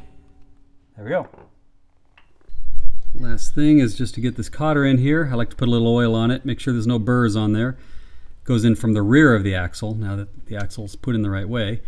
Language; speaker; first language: English; native; English